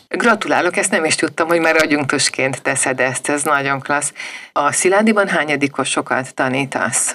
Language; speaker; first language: Hungarian; native; Hungarian